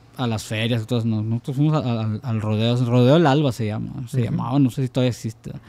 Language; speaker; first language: Spanish; native; Spanish